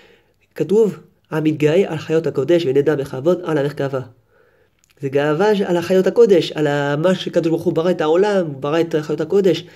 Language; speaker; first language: Hebrew; non-native, fluent; French